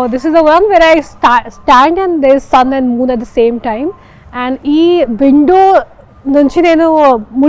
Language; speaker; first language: Telugu; non-native, fluent; Hindi